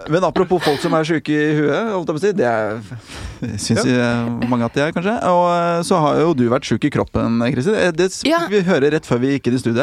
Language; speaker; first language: Norwegian; native; Norwegian